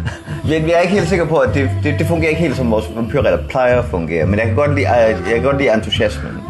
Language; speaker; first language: Danish; native; Danish